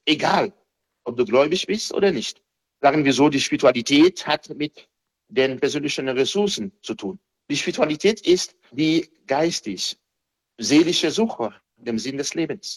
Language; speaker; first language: German; non-native, fluent; Haitian Creole